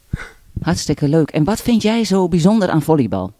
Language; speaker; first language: Dutch; native; Dutch